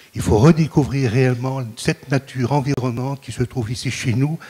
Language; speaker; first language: French; native; French